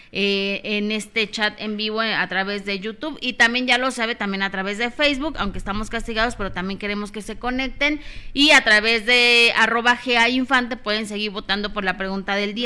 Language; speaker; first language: Spanish; native; Spanish